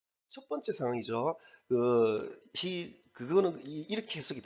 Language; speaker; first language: Korean; native; Korean